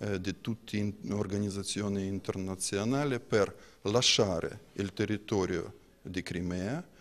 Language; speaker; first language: Italian; non-native, learner; Ukrainian